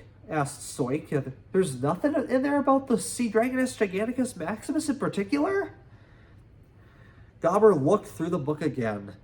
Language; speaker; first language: English; native; English